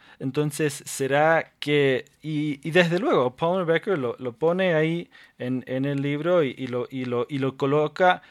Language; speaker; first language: Spanish; non-native, fluent; English